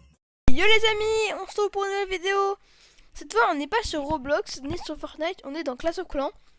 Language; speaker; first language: French; native; French